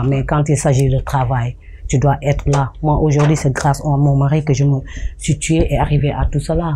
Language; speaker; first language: French; non-native, local second language; Wolof